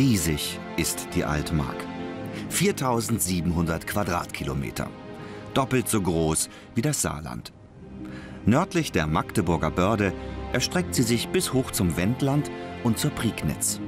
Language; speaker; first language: German; native; German